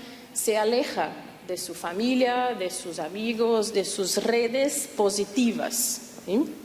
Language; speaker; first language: Spanish; non-native, fluent; Portuguese